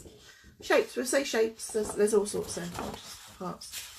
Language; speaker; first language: English; native; English